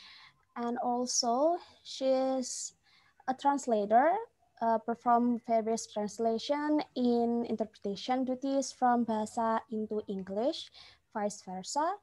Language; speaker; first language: English; non-native, fluent; Indonesian